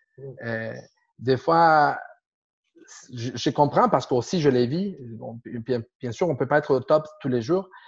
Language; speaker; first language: French; non-native, fluent; Spanish